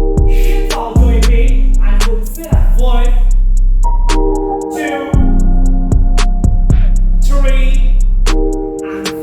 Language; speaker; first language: Vietnamese; non-native, learner; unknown